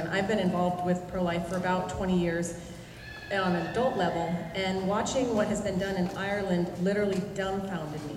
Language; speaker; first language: English; native; English